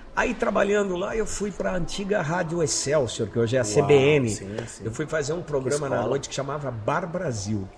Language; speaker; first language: Portuguese; native; Portuguese